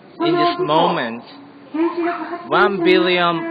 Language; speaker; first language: English; non-native, learner; Japanese